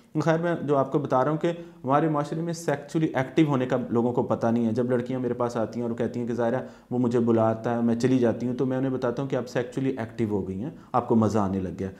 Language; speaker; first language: Urdu; native; Urdu